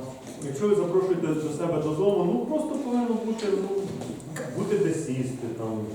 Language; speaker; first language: Ukrainian; native; Ukrainian